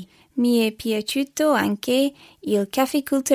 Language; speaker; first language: Italian; non-native, learner; English